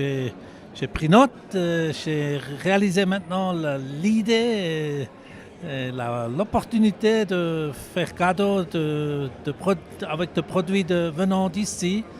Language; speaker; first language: French; non-native, local second language; German